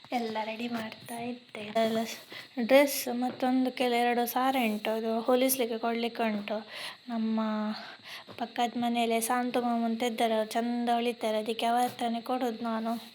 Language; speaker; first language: Kannada; non-native, local second language; Tulu